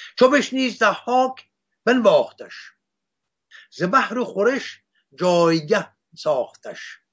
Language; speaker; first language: Persian; non-native, local second language; Assyrian Neo-Aramaic